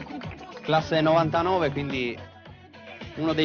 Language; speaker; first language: Italian; native; Italian